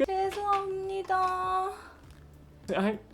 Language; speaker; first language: Korean; non-native, fluent; Japanese